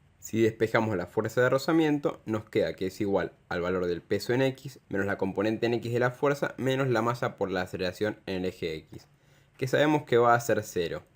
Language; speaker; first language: Spanish; native; Spanish